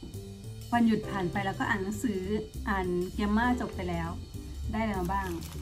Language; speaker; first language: Thai; native; Thai